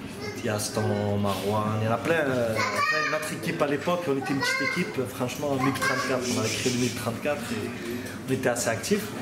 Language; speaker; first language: French; native; French